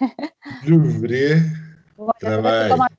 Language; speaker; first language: French; non-native, learner; Spanish